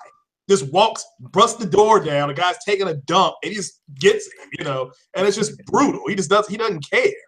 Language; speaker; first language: English; native; English